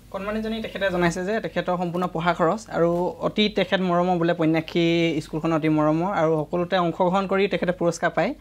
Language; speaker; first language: Assamese; native; Assamese